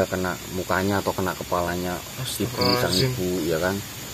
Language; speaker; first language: Indonesian; native; Indonesian